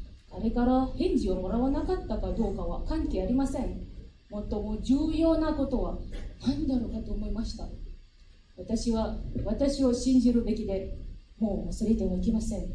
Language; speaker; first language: Japanese; non-native, fluent; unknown